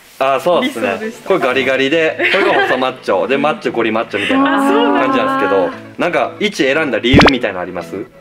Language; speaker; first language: Japanese; native; Japanese